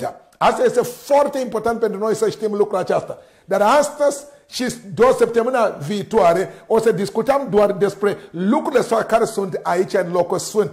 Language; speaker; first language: Romanian; non-native, learner; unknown